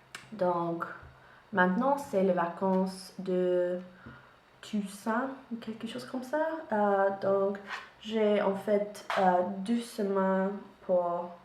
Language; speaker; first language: French; non-native, learner; English